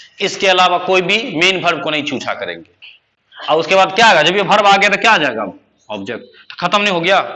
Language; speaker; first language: Hindi; native; Hindi